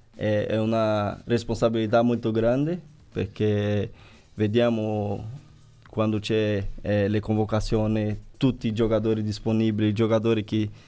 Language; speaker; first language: Italian; non-native, fluent; Portuguese